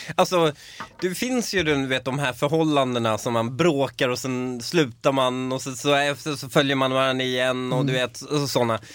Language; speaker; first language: Swedish; early bilingual, other home language; Persian